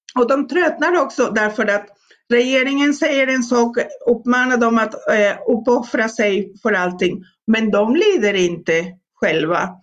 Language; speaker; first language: Swedish; non-native, fluent; Spanish